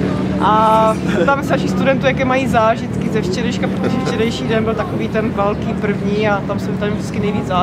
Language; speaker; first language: Czech; native; Czech